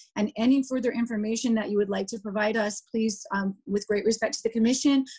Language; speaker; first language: English; native; English